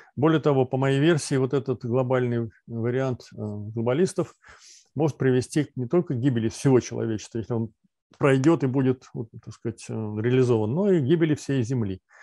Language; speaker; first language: Russian; native; Russian